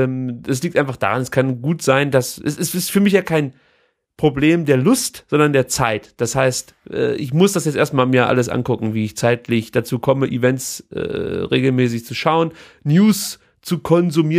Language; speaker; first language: German; native; German